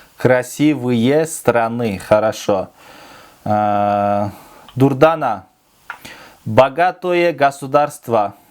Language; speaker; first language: Russian; non-native, local second language; Kyrgyz